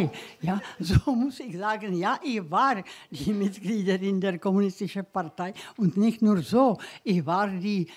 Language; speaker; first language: German; non-native, learner; Czech